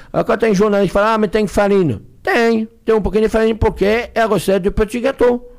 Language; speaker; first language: Portuguese; non-native, fluent; French